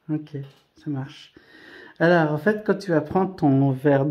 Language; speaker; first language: French; native; French